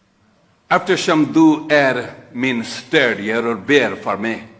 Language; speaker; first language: Swedish; non-native, fluent; Urdu